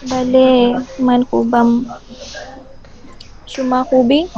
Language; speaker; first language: Persian; non-native, learner; Urdu